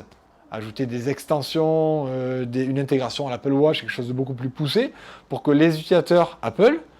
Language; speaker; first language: French; native; French